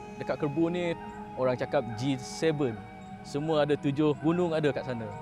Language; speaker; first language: Malay; non-native, local second language; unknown